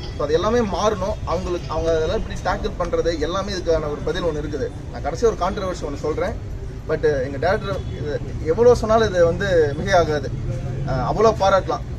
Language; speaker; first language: Tamil; native; Tamil